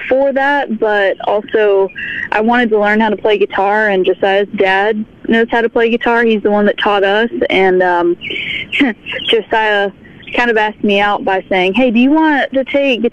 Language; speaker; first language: English; native; English